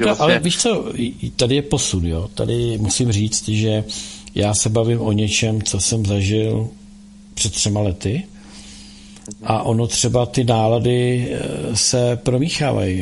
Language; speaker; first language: Czech; native; Czech